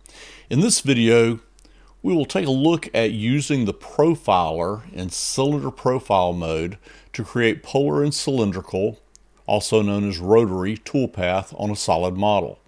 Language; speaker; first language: English; native; English